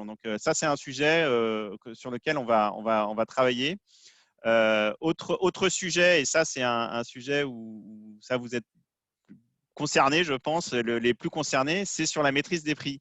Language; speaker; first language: French; native; French